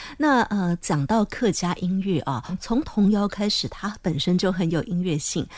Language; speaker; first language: Chinese; native; Chinese